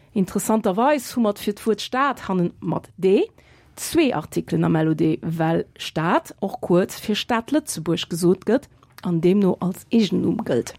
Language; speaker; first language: Luxembourgish; native; Luxembourgish